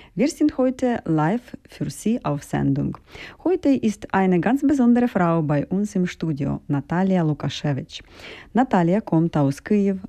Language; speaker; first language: German; non-native, fluent; Ukrainian